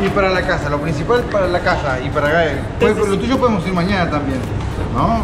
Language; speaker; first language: Spanish; native; Spanish